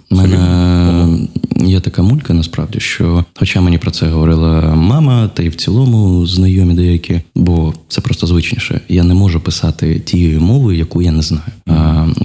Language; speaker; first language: Ukrainian; non-native, local second language; Russian